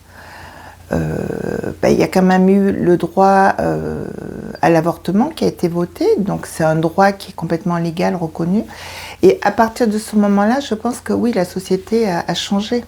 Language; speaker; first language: French; early bilingual, other home language; Korean